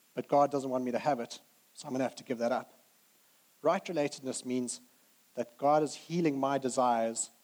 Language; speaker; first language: English; native; English